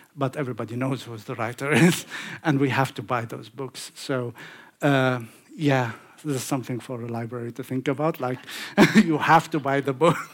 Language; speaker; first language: English; non-native, fluent; Arabic